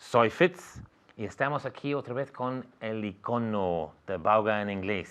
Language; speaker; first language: Spanish; non-native, fluent; English